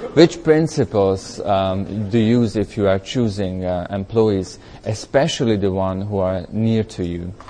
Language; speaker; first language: English; non-native, learner; Hungarian